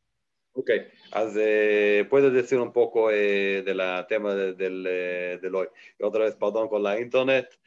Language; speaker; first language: Spanish; non-native, learner; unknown